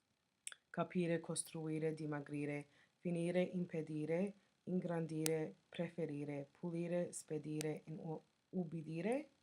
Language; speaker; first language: Italian; non-native, fluent; English